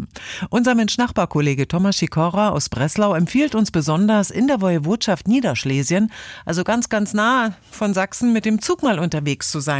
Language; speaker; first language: German; native; German